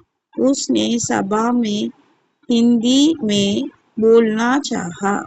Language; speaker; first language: Hindi; non-native, local second language; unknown